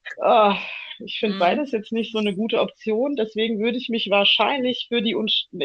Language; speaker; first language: German; early bilingual, other home language; Italian